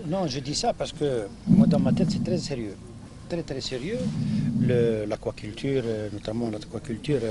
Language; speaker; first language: French; non-native, local second language; Arabic